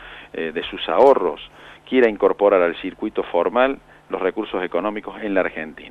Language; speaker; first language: Spanish; native; Spanish